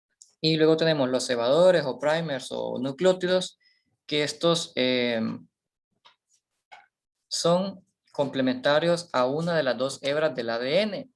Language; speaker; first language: Spanish; native; Spanish